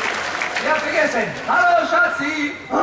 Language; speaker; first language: German; non-native, learner; French